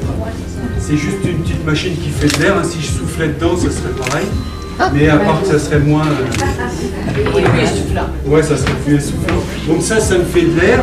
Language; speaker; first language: French; native; French